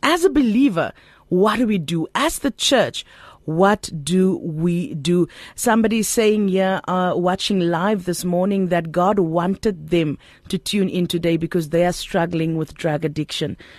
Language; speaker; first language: English; non-native, local second language; Afrikaans